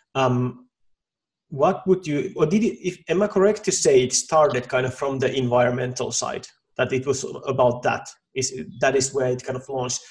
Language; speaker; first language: English; non-native, fluent; Finnish